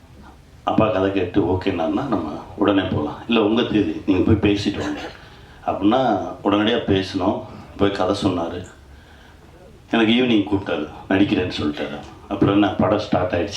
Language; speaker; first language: Tamil; native; Tamil